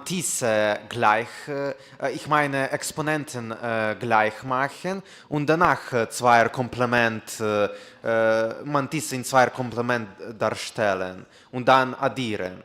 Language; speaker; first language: German; non-native, learner; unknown